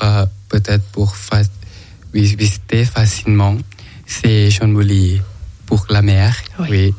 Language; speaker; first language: French; non-native, learner; Thai